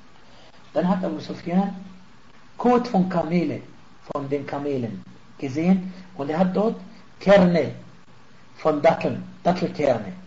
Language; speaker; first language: German; non-native, fluent; Arabic